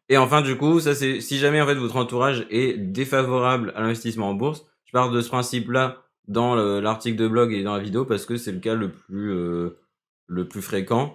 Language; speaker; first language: French; native; French